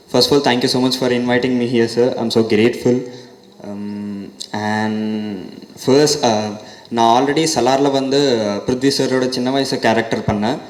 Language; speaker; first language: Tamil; non-native, learner; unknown